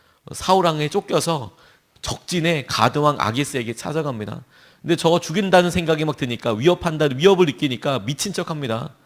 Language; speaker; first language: Korean; native; Korean